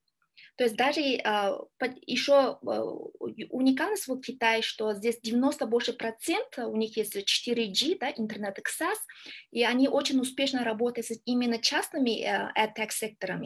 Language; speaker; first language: Russian; non-native, learner; Kyrgyz